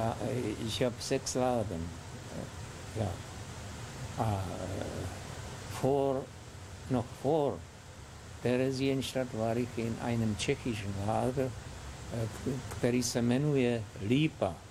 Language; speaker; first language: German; non-native, fluent; Czech